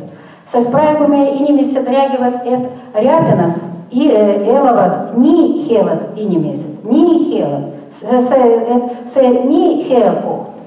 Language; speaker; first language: Estonian; non-native, local second language; Russian